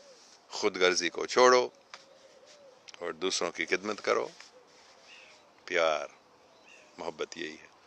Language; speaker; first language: Hindi; non-native, local second language; English